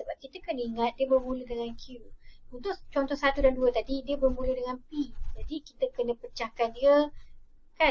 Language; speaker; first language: Malay; native; Malay